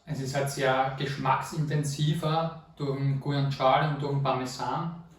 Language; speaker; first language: German; native; German